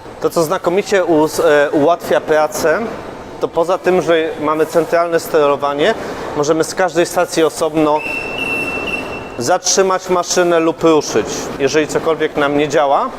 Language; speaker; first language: Polish; native; Polish